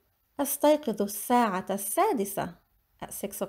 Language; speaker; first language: Arabic; non-native, fluent; English